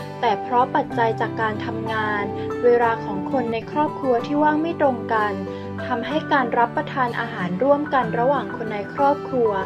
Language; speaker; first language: Thai; native; Thai